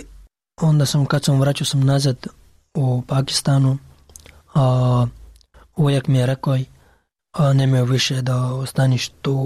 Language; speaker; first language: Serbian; non-native, learner; Pashto